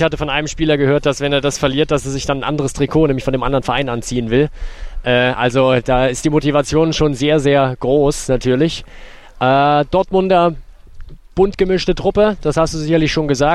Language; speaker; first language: German; native; German